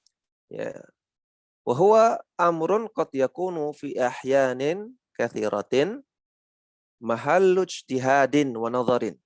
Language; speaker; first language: Arabic; non-native, fluent; Indonesian